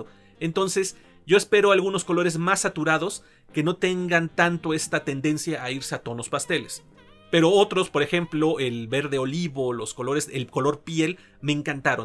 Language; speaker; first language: Spanish; native; Spanish